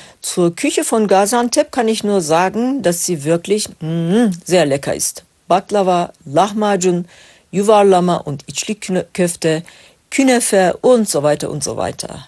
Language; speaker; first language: German; non-native, fluent; Turkish